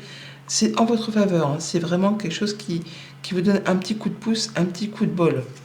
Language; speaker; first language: French; native; French